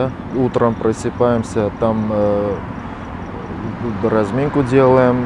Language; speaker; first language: Russian; non-native, fluent; Armenian